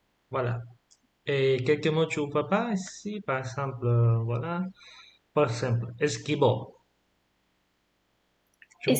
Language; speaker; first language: French; non-native, fluent; Spanish